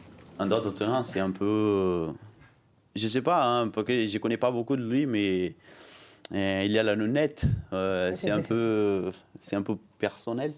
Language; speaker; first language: French; non-native, learner; Portuguese